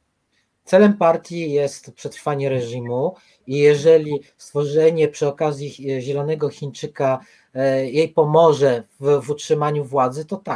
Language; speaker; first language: Polish; native; Polish